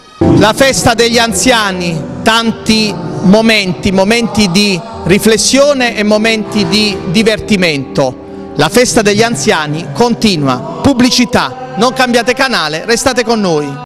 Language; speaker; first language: Italian; native; Italian